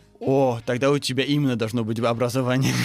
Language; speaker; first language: Russian; early bilingual, heritage; Russian